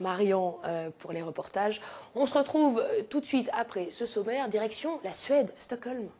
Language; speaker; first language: French; native; French